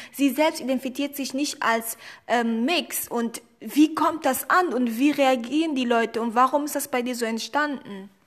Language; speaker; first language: German; early bilingual, other home language; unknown